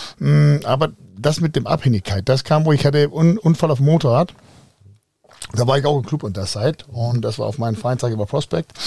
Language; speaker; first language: German; non-native, fluent; Danish